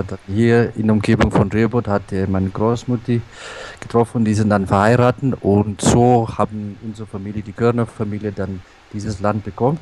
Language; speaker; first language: German; non-native, local second language; Afrikaans